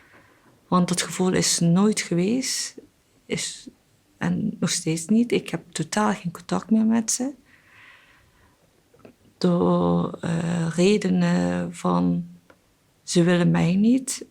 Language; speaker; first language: Dutch; early bilingual, other home language; Korean